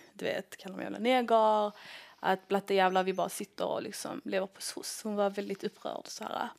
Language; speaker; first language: Swedish; early bilingual, other home language; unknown